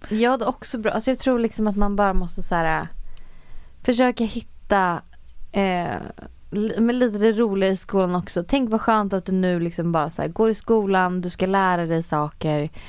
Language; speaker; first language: Swedish; native; Swedish